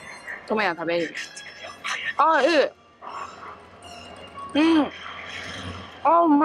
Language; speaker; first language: Japanese; non-native, fluent; Chinese